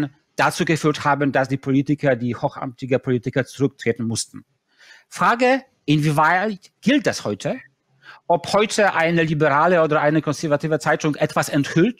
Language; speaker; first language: German; non-native, fluent; Polish